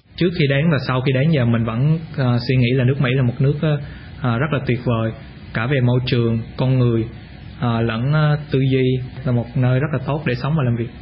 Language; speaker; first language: Vietnamese; native; Vietnamese